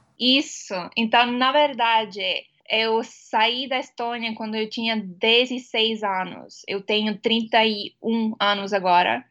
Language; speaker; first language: Portuguese; non-native, fluent; Estonian